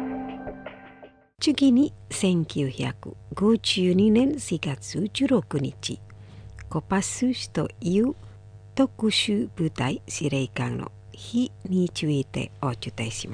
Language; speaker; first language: Japanese; non-native, fluent; Indonesian